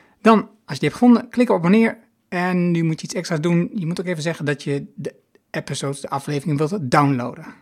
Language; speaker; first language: Dutch; native; Dutch